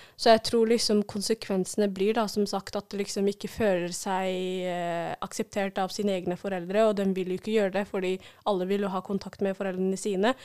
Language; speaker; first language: Norwegian; early bilingual, other home language; Somali